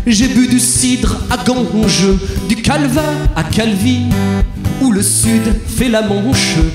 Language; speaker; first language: French; native; French